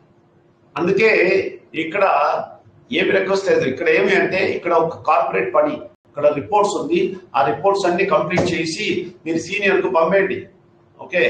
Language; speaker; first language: Telugu; non-native, fluent; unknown